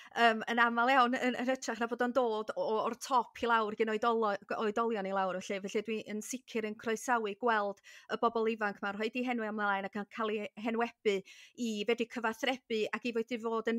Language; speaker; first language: Welsh; native; Welsh